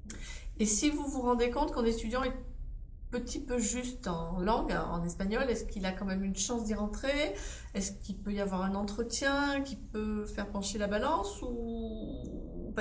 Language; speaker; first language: French; native; French